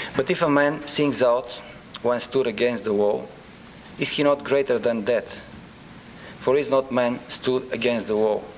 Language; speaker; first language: English; non-native, fluent; Bulgarian